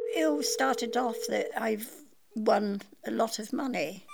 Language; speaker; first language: English; native; English